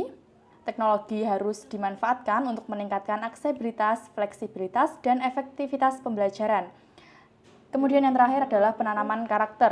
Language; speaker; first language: Indonesian; native; Indonesian